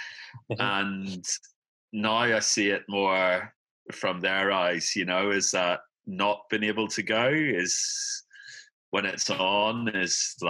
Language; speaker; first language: English; native; English